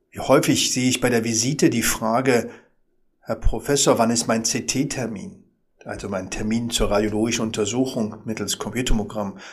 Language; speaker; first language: German; early bilingual, other home language; Arabic